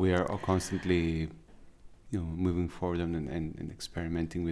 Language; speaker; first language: English; non-native, fluent; Italian